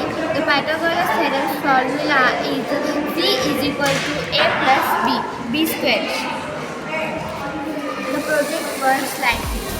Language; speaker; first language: English; non-native, learner; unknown